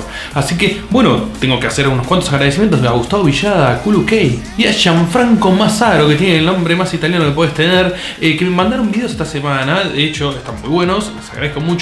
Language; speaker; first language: Spanish; native; Spanish